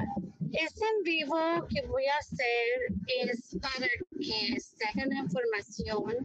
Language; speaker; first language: Spanish; early bilingual, heritage; Spanish